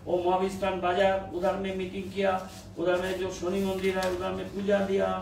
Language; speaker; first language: Hindi; non-native, local second language; Bangla